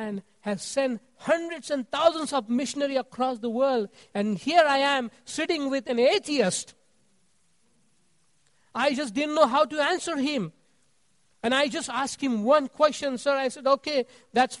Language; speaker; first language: English; non-native, local second language; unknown